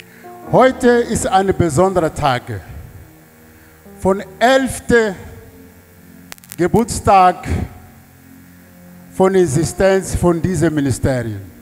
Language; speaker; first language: German; non-native, learner; Portuguese